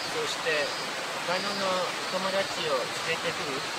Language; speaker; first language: Japanese; non-native, learner; Malay